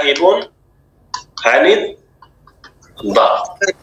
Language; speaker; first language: Arabic; non-native, fluent; Urdu